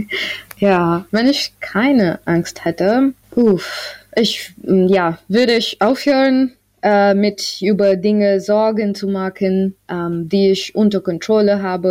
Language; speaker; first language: German; non-native, learner; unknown